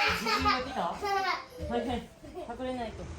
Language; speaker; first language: Japanese; native; Japanese